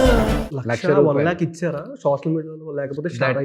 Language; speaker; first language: Telugu; native; Telugu